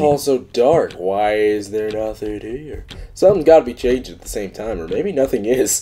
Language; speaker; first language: English; native; English